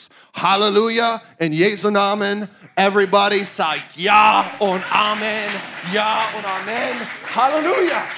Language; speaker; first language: German; non-native, learner; English